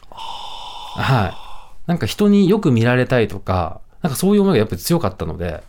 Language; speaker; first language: Japanese; native; Japanese